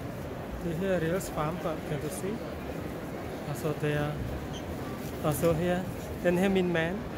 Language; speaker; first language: Danish; non-native, learner; Thai